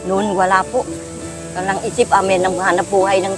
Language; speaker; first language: Filipino; non-native, learner; Vietnamese